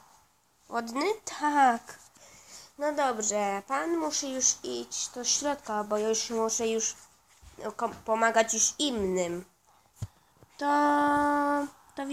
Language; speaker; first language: Polish; non-native, learner; Russian